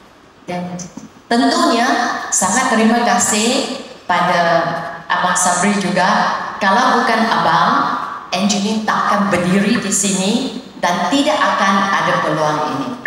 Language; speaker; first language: Indonesian; non-native, local second language; Chinese